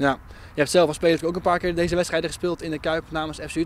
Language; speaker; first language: Dutch; native; Dutch